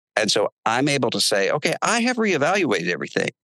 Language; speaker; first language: English; native; English